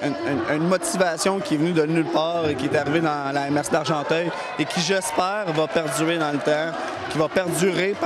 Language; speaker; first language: French; native; French